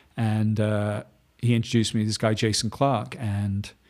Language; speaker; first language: English; native; English